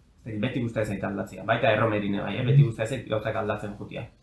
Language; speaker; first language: Basque; native; Basque